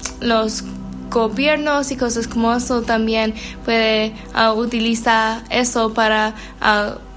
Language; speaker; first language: Spanish; non-native, learner; English